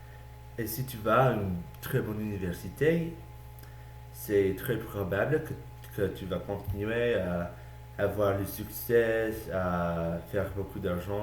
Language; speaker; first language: French; non-native, learner; English